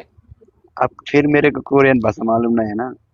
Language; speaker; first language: Hindi; early bilingual, other home language; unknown